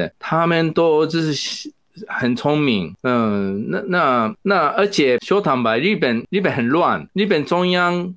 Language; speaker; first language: Chinese; non-native, fluent; Japanese